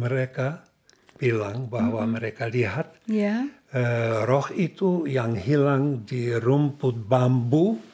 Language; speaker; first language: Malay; non-native, learner; Czech